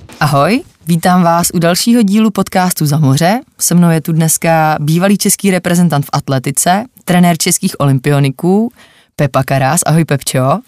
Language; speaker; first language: Czech; native; Czech